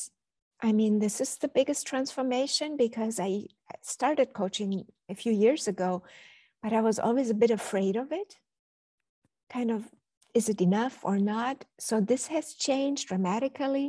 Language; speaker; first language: English; non-native, fluent; German